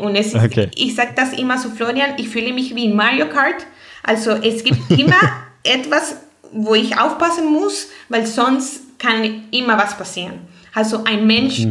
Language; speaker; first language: German; non-native, fluent; Spanish